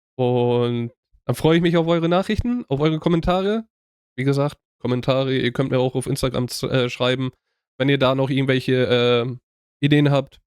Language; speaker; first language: German; native; German